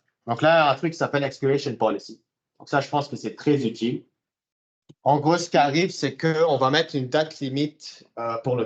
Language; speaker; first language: French; native; French